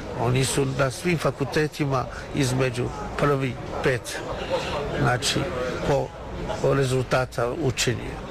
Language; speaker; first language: Serbian; non-native, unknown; Chinese